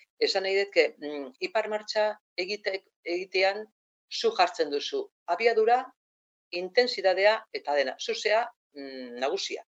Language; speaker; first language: Basque; non-native, local second language; Spanish